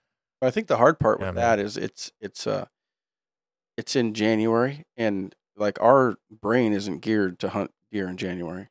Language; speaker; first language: English; native; English